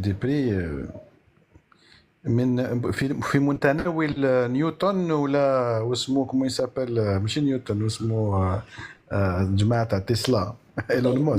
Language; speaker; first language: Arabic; native; Arabic